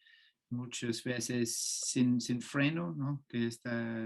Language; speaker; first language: Spanish; non-native, fluent; English